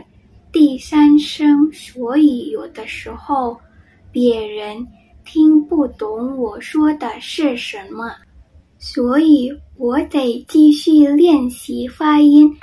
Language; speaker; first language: Chinese; non-native, fluent; Indonesian